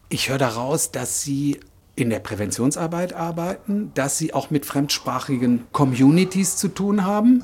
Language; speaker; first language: German; native; German